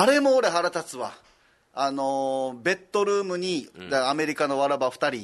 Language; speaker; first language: Japanese; native; Japanese